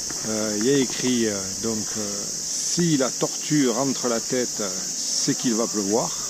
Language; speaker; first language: French; native; French